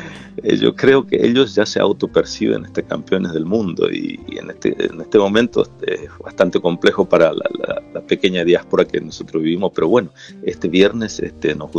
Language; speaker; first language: Spanish; non-native, local second language; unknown